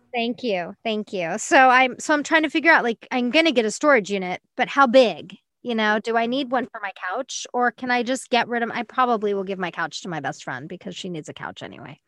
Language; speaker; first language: English; native; English